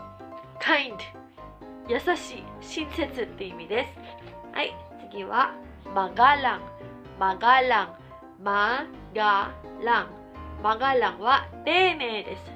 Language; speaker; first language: Japanese; non-native, local second language; Filipino